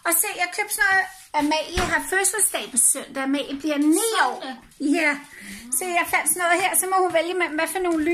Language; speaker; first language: Danish; native; Danish